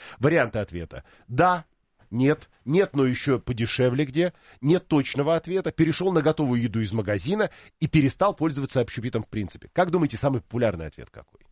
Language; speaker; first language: Russian; native; Russian